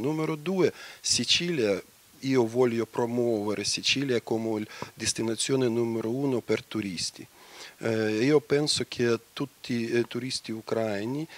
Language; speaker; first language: Italian; non-native, fluent; Ukrainian